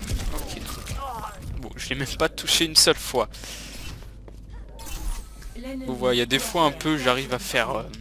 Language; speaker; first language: French; native; French